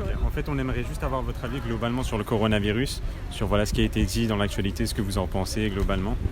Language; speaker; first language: French; native; French